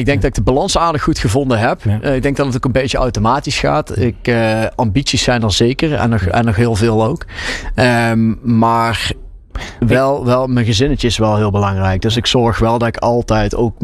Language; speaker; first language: Dutch; native; Dutch